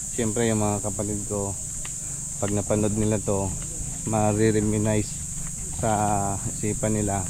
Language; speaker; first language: Filipino; non-native, local second language; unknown